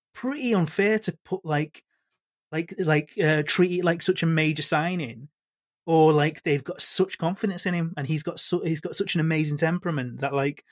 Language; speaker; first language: English; native; English